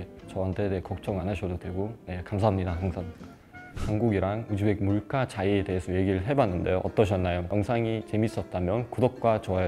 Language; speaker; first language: Korean; non-native, fluent; Uzbek